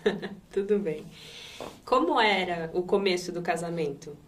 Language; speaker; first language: Portuguese; native; Portuguese